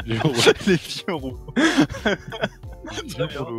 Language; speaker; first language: French; native; French